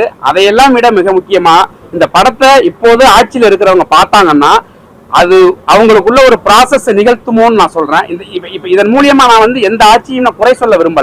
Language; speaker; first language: Tamil; native; Tamil